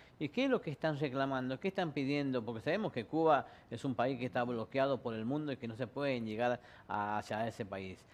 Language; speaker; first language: Spanish; native; Spanish